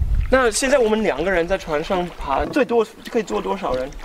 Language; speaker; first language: Chinese; non-native, fluent; English